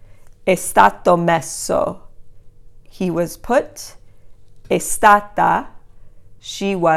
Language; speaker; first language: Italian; non-native, fluent; English